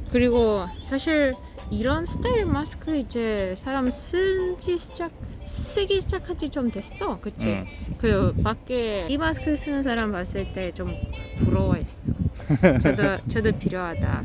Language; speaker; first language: Korean; non-native, fluent; Russian